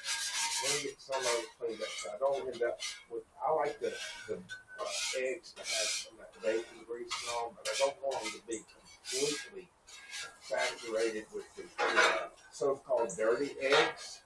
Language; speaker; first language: English; native; English